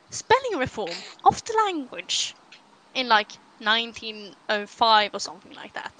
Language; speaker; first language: English; non-native, fluent; Swedish